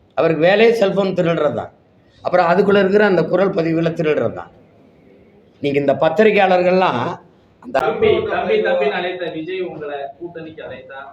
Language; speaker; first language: Tamil; native; Tamil